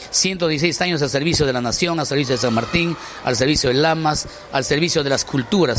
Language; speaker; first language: Spanish; native; Spanish